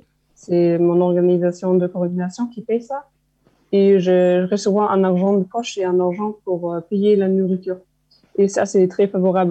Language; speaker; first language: French; non-native, fluent; German